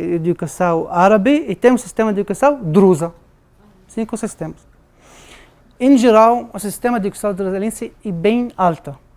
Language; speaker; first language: Portuguese; non-native, learner; Arabic